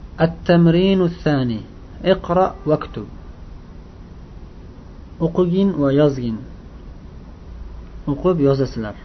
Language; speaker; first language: Arabic; non-native, fluent; Uzbek